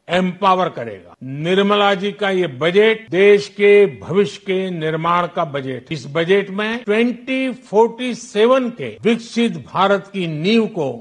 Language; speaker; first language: Hindi; non-native, local second language; Gujarati